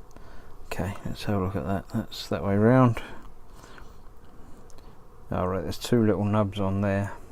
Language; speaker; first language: English; native; English